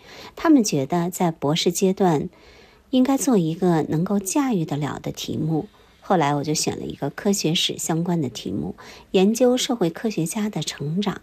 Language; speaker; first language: Chinese; native; Chinese